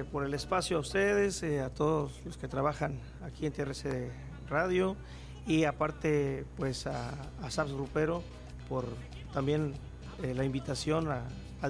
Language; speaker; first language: Spanish; native; Spanish